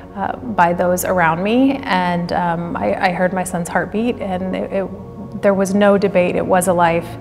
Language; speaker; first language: English; native; English